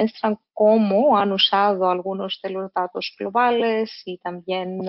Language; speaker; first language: Spanish; non-native, fluent; English